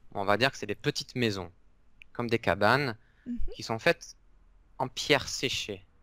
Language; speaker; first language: French; native; French